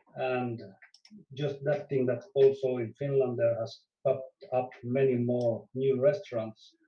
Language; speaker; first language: English; non-native, fluent; Swedish